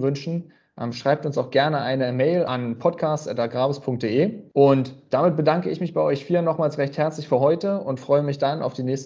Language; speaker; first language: German; native; German